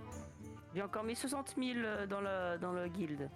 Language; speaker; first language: French; native; French